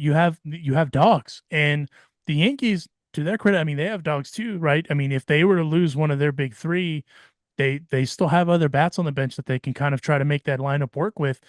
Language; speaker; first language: English; native; English